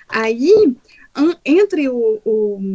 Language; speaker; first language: Portuguese; non-native, fluent; French